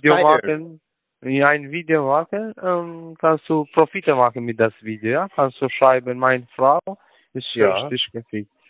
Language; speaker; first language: German; non-native, learner; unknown